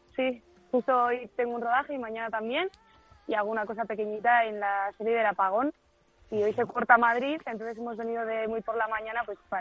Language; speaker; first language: Spanish; native; Spanish